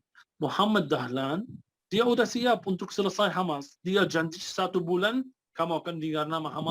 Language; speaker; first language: Indonesian; non-native, fluent; Arabic